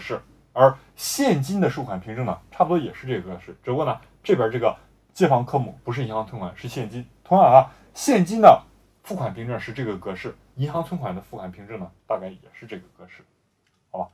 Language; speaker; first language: Chinese; native; Chinese